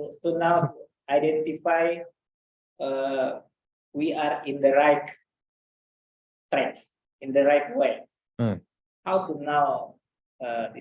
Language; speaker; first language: English; non-native, learner; Indonesian